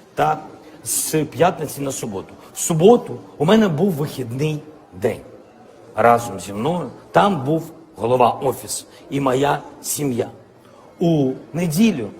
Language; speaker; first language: Ukrainian; non-native, local second language; Russian